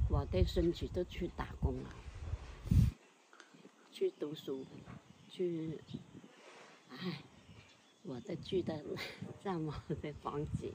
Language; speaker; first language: Chinese; non-native, local second language; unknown